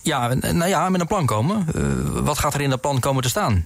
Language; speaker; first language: Dutch; native; Dutch